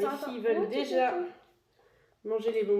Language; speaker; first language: French; native; French